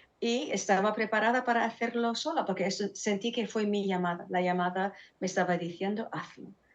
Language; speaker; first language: Spanish; non-native, fluent; Arabic